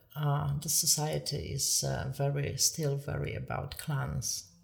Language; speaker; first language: English; non-native, fluent; Polish